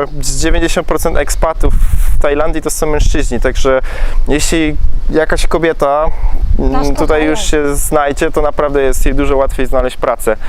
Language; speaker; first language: Polish; native; Polish